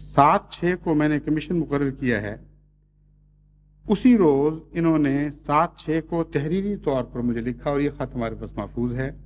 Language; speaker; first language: Urdu; native; Urdu